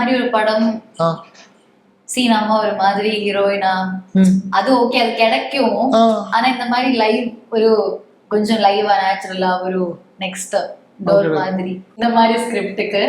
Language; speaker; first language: Tamil; non-native, learner; Malayalam